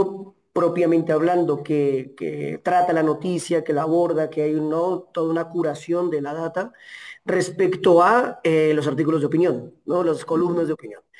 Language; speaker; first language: Spanish; native; Spanish